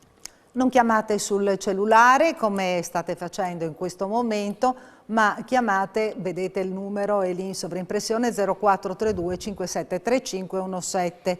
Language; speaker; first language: Italian; native; Italian